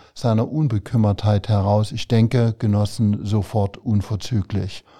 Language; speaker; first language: German; native; German